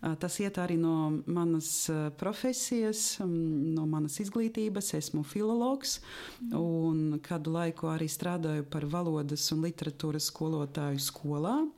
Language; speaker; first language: Latvian; non-native, local second language; Russian